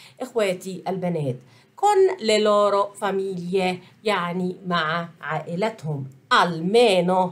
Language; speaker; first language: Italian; non-native, fluent; Arabic